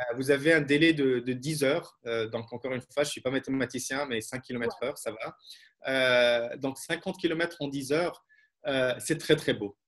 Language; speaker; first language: French; non-native, local second language; Arabic